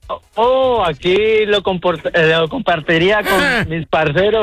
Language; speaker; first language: Spanish; native; Spanish